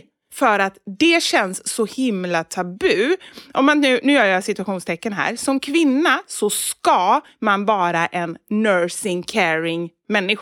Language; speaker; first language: Swedish; native; Swedish